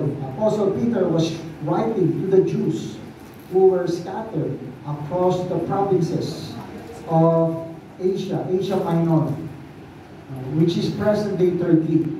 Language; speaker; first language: English; non-native, local second language; Filipino